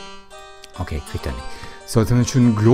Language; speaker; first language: German; native; German